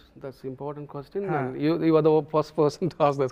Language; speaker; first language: Telugu; non-native, local second language; Tamil